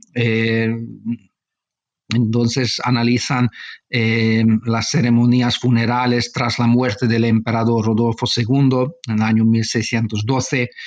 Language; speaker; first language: Spanish; non-native, fluent; Hungarian